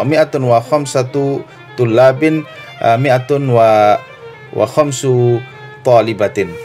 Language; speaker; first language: Arabic; non-native, fluent; Indonesian